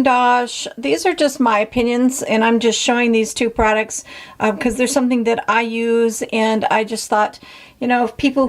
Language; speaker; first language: English; native; English